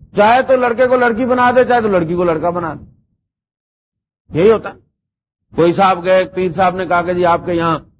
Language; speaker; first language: Urdu; non-native, local second language; Punjabi